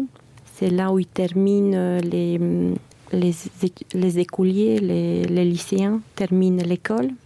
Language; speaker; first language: French; non-native, fluent; Bulgarian